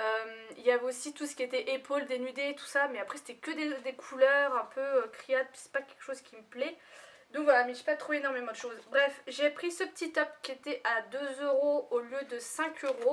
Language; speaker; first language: French; native; French